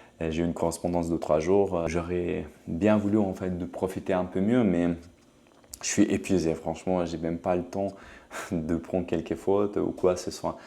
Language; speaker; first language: French; non-native, fluent; Ukrainian